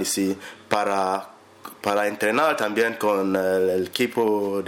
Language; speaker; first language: Spanish; non-native, learner; English